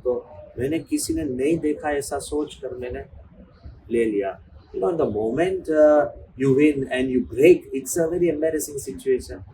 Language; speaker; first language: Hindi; non-native, fluent; Gujarati